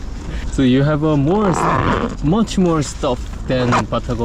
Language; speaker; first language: English; non-native, learner; Korean